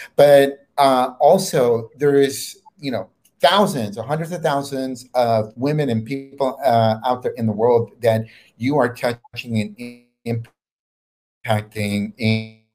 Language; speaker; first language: English; native; English